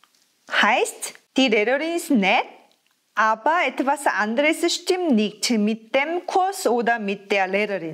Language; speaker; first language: German; non-native, fluent; Korean